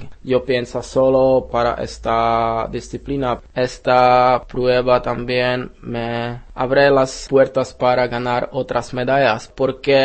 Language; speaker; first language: Spanish; non-native, learner; Czech